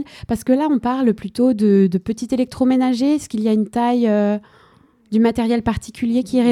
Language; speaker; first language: French; native; French